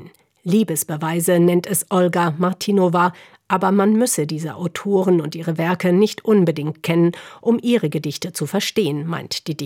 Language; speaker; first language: German; native; German